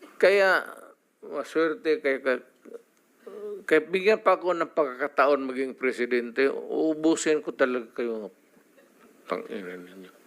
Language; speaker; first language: Filipino; non-native, local second language; Cebuano